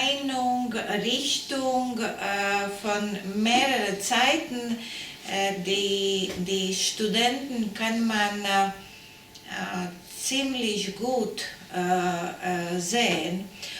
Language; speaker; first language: German; non-native, learner; Latvian